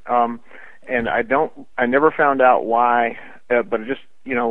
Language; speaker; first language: English; native; English